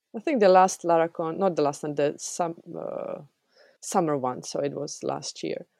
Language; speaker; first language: English; non-native, fluent; Czech